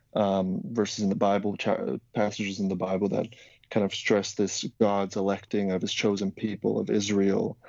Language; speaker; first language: English; non-native, fluent; Slovak